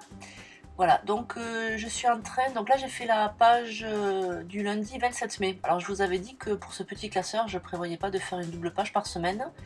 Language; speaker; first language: French; native; French